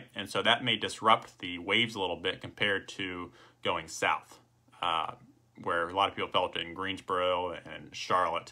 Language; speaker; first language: English; native; English